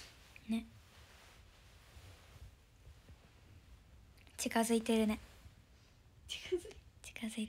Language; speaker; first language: Japanese; native; Japanese